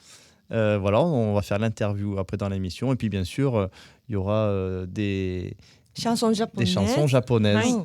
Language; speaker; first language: French; native; French